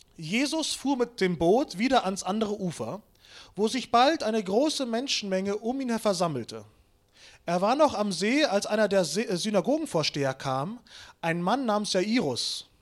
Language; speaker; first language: German; early bilingual, other home language; Russian